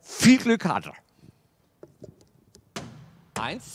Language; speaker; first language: German; native; German